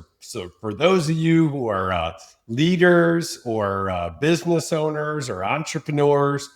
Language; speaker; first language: English; native; English